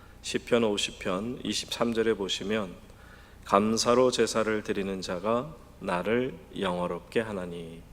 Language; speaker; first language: Korean; native; Korean